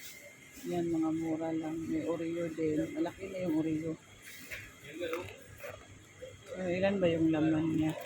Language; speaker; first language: Filipino; native; Filipino